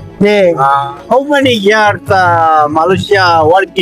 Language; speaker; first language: English; non-native, learner; Bangla